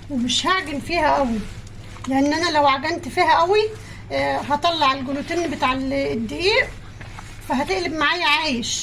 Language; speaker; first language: Arabic; native; Arabic